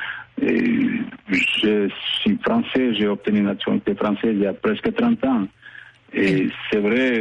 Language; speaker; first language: French; non-native, fluent; Bosnian